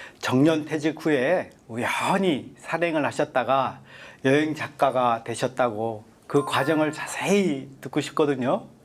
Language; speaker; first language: Korean; native; Korean